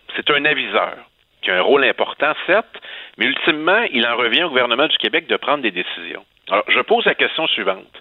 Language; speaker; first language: French; native; French